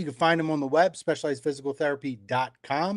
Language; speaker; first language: English; native; English